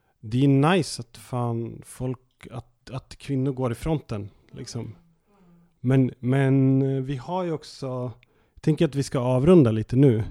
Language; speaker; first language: Swedish; native; Swedish